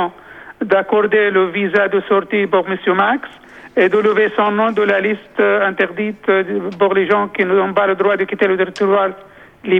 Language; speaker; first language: French; non-native, local second language; Arabic